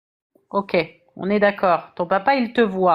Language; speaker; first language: French; native; French